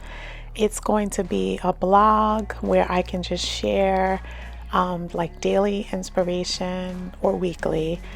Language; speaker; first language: English; native; English